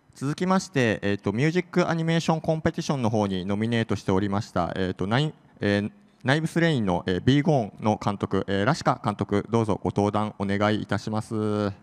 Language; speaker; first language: Japanese; native; Japanese